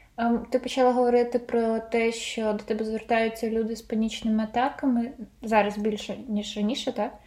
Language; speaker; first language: Ukrainian; non-native, local second language; Russian